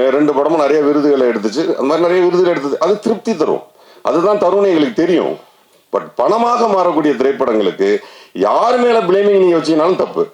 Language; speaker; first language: Tamil; native; Tamil